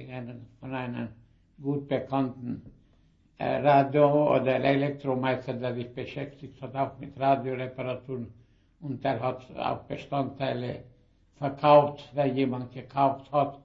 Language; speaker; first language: German; early bilingual, heritage; German